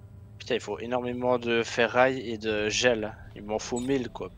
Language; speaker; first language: French; native; French